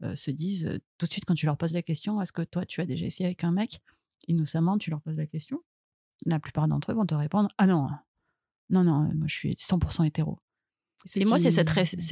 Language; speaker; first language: French; native; French